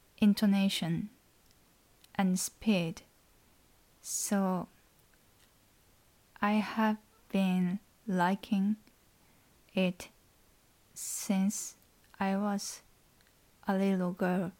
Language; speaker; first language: English; non-native, learner; Japanese